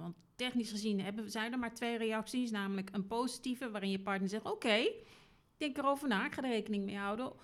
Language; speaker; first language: Dutch; native; Dutch